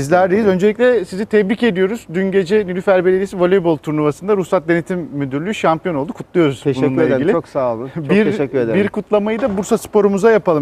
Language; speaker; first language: Turkish; native; Turkish